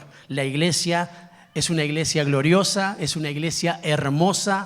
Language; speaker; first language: Spanish; native; Spanish